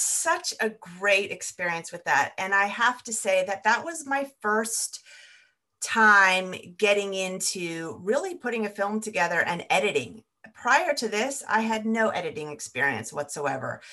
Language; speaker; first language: English; native; English